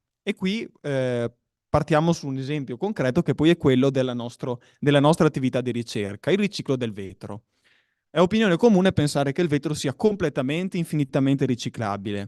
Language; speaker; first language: Italian; native; Italian